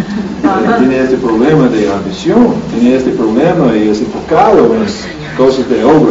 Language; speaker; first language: Spanish; non-native, learner; English